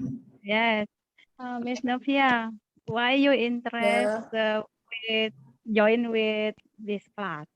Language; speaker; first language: English; non-native, learner; Indonesian